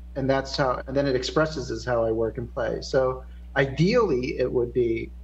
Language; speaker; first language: English; native; English